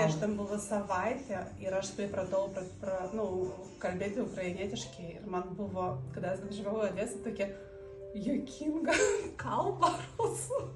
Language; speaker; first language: Lithuanian; non-native, learner; Russian